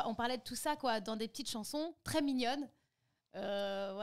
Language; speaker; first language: French; native; French